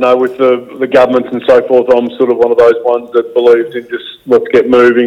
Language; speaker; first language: English; native; English